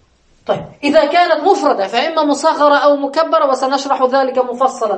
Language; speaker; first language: Arabic; native; Arabic